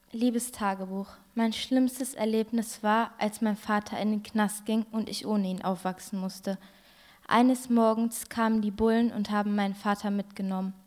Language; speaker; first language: German; early bilingual, other home language; Turkish